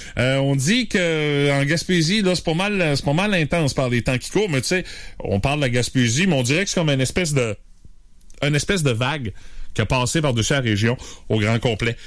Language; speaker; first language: French; native; French